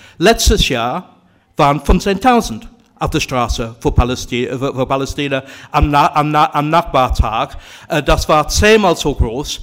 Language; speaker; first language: German; non-native, fluent; English